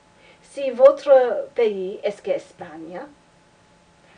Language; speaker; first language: French; non-native, learner; English